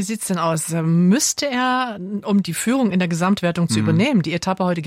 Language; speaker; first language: German; native; German